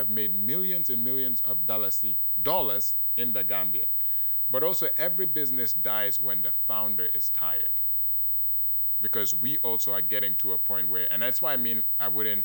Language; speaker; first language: English; non-native, local second language; Wolof